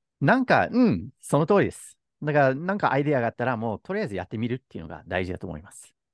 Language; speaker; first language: Japanese; native; Japanese